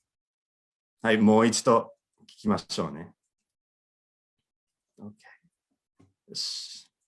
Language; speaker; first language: Japanese; non-native, fluent; English